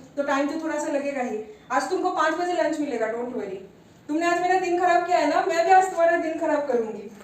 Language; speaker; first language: Hindi; non-native, local second language; Bangla